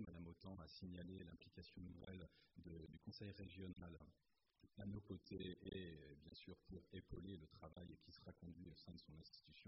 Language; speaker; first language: French; native; French